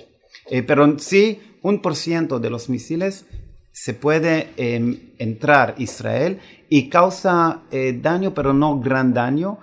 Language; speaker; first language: Spanish; non-native, fluent; Hebrew